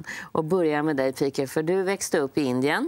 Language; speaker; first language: Swedish; native; Swedish